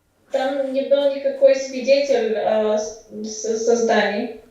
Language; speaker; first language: Russian; non-native, fluent; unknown